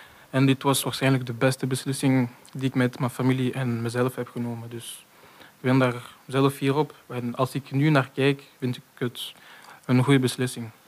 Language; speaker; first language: Dutch; non-native, local second language; French